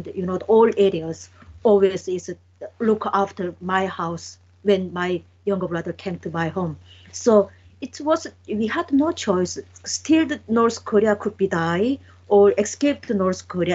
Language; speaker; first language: English; non-native, learner; Korean